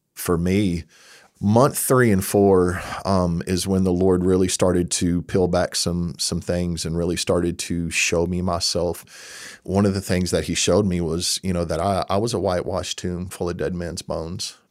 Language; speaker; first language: English; native; English